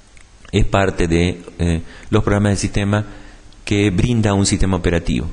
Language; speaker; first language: Spanish; native; Spanish